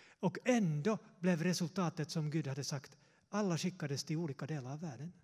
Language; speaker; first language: Swedish; non-native, fluent; Finnish